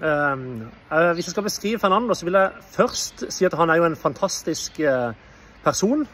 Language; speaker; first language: Norwegian; native; Norwegian